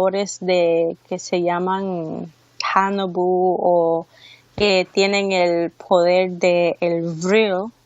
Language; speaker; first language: Spanish; early bilingual, heritage; Spanish